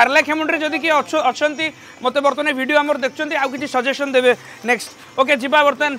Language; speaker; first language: Hindi; non-native, local second language; Odia